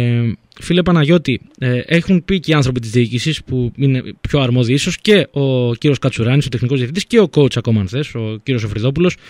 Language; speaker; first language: Greek; native; Greek